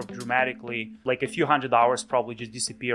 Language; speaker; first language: English; non-native, fluent; Russian